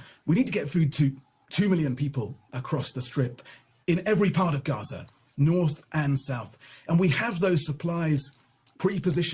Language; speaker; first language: English; native; English